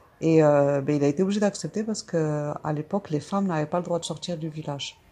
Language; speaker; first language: French; early bilingual, other home language; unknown